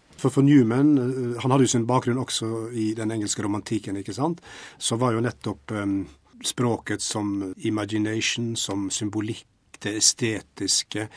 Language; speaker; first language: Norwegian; native; Norwegian